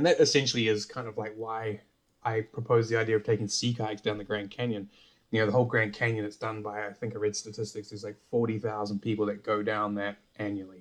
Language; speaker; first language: English; native; English